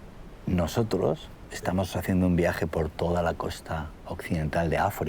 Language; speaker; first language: Spanish; native; Spanish